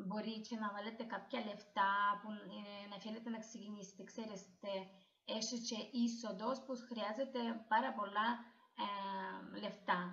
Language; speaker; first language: Greek; non-native, learner; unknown